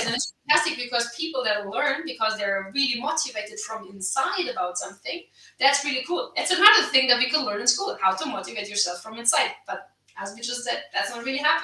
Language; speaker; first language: English; non-native, fluent; German